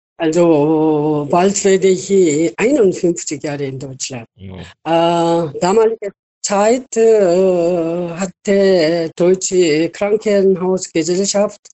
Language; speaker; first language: German; non-native, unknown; Korean